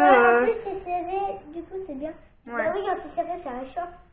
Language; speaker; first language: French; native; French